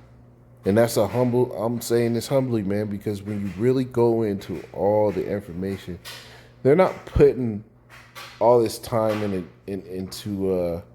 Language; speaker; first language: English; native; English